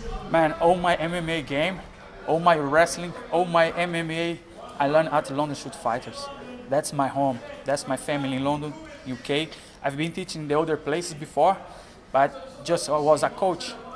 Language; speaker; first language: English; non-native, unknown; Portuguese